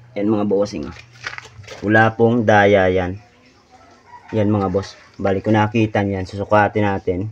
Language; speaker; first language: Filipino; non-native, local second language; Cebuano